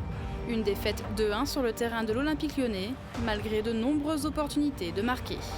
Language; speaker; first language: French; native; French